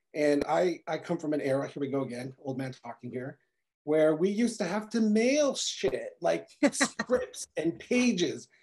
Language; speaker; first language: English; native; English